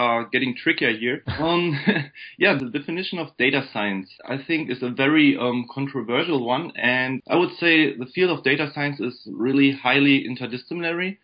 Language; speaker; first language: English; non-native, fluent; German